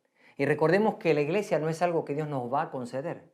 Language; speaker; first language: Spanish; native; Spanish